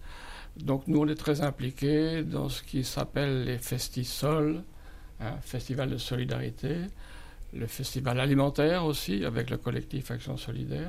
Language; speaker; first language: French; native; French